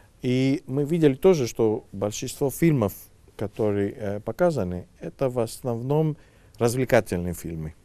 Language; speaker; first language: Russian; non-native, fluent; Greek